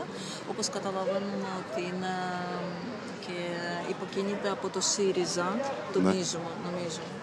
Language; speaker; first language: Greek; non-native, fluent; Ukrainian